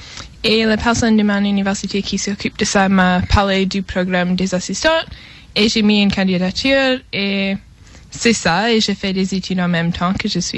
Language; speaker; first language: French; non-native, fluent; English